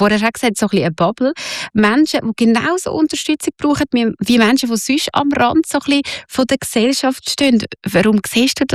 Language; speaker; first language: German; native; German